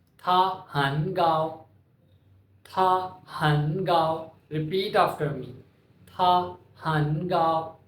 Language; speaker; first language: Chinese; non-native, fluent; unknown